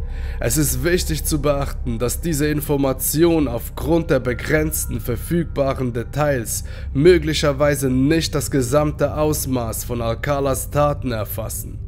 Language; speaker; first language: German; native; German